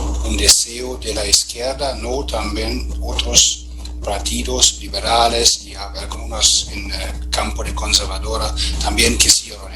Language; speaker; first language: Spanish; non-native, fluent; German